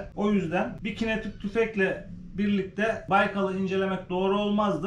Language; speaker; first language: Turkish; native; Turkish